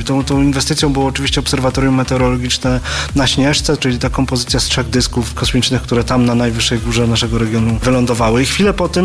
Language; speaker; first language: Polish; native; Polish